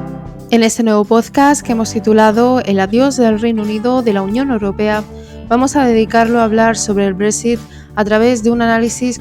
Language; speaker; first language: Spanish; native; Spanish